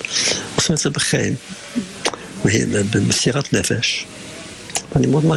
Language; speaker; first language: Hebrew; non-native, fluent; Yiddish